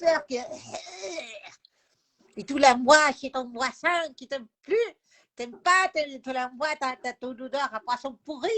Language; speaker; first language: French; non-native, fluent; Spanish